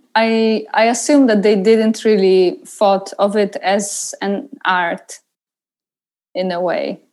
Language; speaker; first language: English; non-native, fluent; Polish